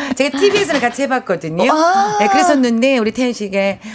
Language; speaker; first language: Korean; native; Korean